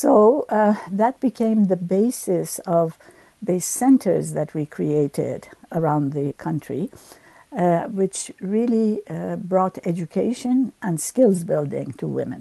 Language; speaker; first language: English; native; English